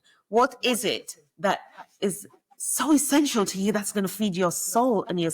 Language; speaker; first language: English; native; English